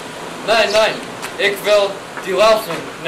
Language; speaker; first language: German; non-native, learner; English